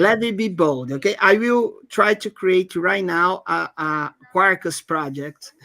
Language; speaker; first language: English; non-native, fluent; Portuguese